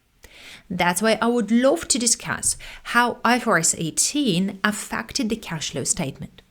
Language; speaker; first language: English; non-native, fluent; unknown